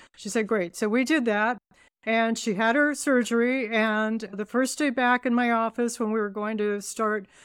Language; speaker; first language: English; native; English